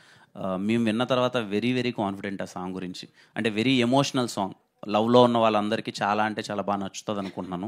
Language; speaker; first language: Telugu; native; Telugu